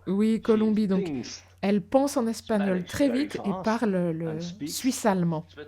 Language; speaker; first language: French; non-native, fluent; German